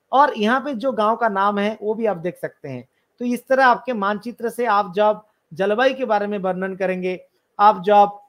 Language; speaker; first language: Hindi; non-native, local second language; Bangla